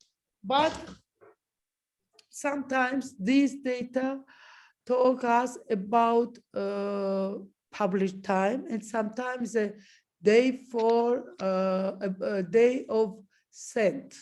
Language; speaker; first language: English; non-native, learner; Georgian